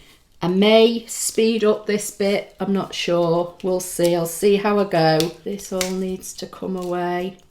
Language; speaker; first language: English; native; English